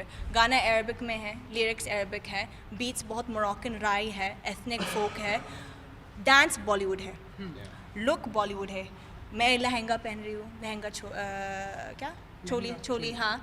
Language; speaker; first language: Hindi; non-native, fluent; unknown